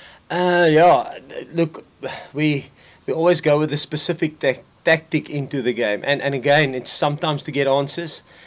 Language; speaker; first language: English; non-native, local second language; Afrikaans